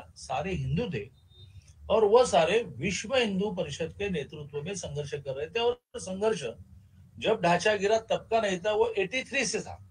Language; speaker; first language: Hindi; non-native, local second language; Marathi